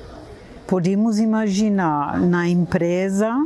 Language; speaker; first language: Portuguese; non-native, fluent; German